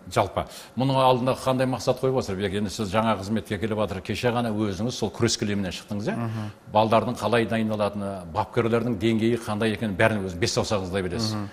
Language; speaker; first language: Kazakh; native; Kazakh